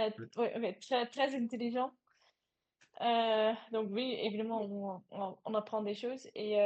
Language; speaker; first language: French; non-native, learner; Dutch